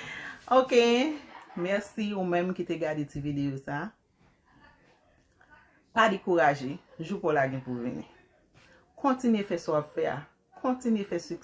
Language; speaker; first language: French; non-native, local second language; Haitian Creole